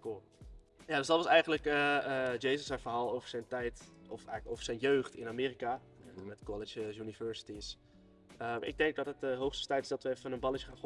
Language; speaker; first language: Dutch; native; Dutch